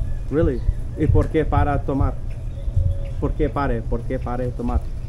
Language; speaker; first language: Spanish; non-native, learner; English